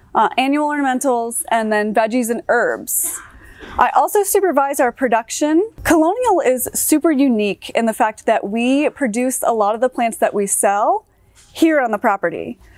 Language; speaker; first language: English; native; English